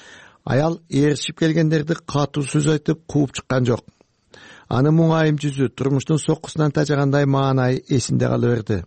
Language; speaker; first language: Kyrgyz; native; Kyrgyz